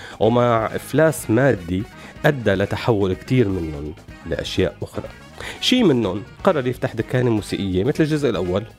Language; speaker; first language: Arabic; native; Arabic